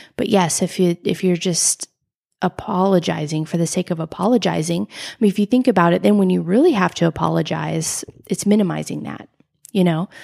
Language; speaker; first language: English; native; English